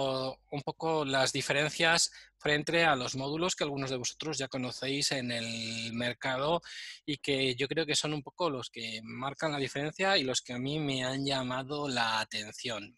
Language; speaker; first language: Spanish; native; Spanish